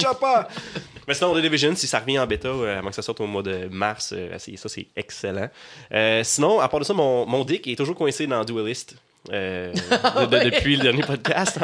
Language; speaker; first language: French; native; French